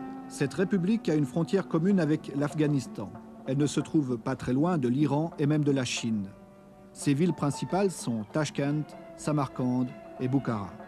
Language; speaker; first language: French; native; French